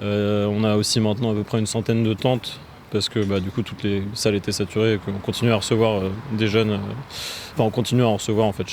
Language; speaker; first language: French; native; French